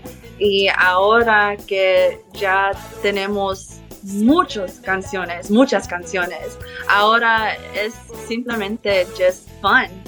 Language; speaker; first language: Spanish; early bilingual, heritage; English